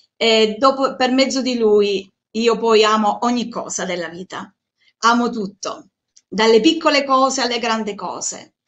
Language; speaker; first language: Italian; native; Italian